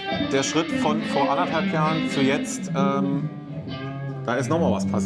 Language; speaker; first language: German; native; German